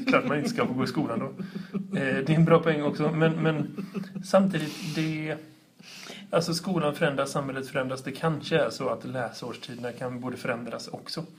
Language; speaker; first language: Swedish; native; Swedish